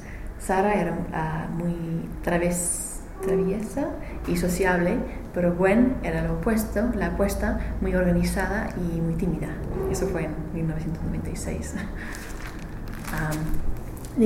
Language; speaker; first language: Spanish; non-native, learner; English